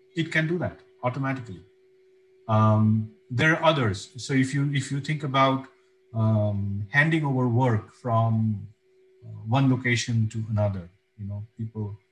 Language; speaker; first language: English; non-native, local second language; Bangla